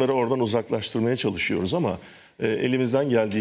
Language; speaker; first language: Turkish; native; Turkish